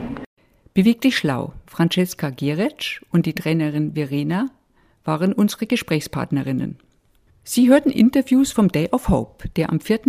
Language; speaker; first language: German; native; German